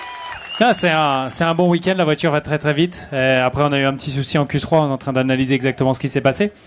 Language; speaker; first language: French; native; French